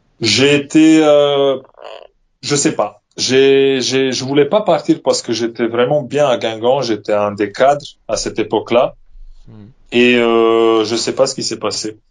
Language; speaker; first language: French; non-native, fluent; Serbian